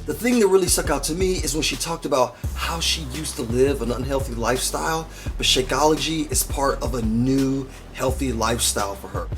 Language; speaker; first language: English; native; English